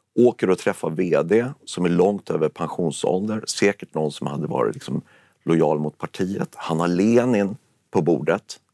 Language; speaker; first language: Swedish; native; Swedish